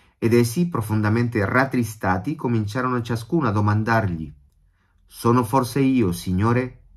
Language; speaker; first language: Italian; non-native, fluent; Spanish